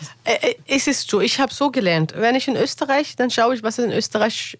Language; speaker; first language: German; non-native, learner; Arabic